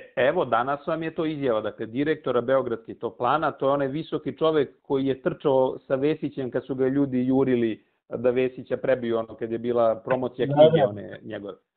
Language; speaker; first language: Serbian; native; Serbian